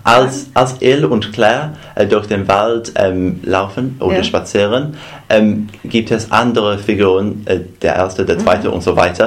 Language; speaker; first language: German; non-native, fluent; English